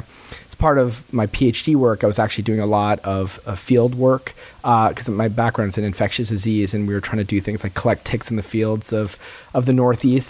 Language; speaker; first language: English; native; English